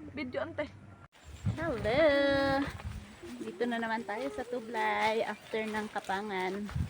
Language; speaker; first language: Filipino; non-native, local second language; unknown